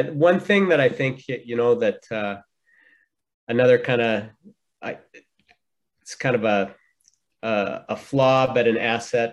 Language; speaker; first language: English; native; English